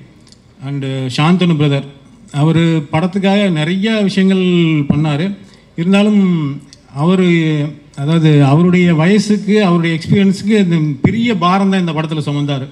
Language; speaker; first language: Tamil; native; Tamil